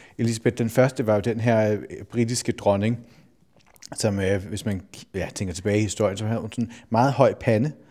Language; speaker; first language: Danish; native; Danish